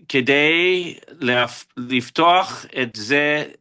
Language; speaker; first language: Hebrew; early bilingual, heritage; Hebrew